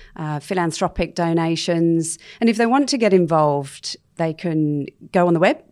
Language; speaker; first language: English; native; English